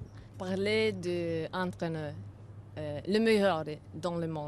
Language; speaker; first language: French; non-native, learner; Italian